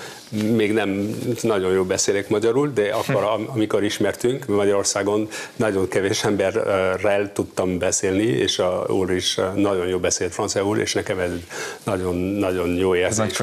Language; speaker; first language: Hungarian; non-native, learner; French